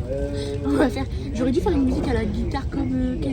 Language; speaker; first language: French; native; French